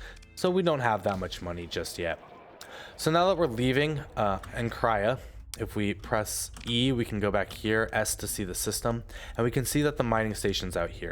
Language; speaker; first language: English; native; English